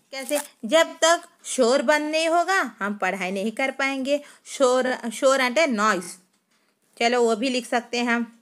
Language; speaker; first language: Hindi; non-native, local second language; Telugu